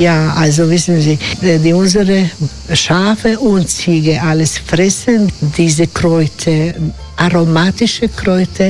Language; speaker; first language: German; non-native, learner; Croatian